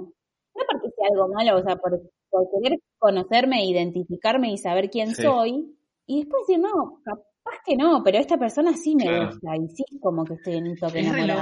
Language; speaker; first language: Spanish; native; Spanish